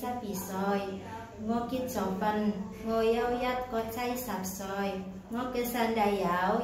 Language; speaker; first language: Cantonese; non-native, learner; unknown